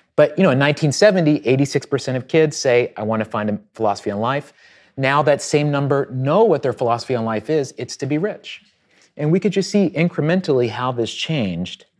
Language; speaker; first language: English; native; English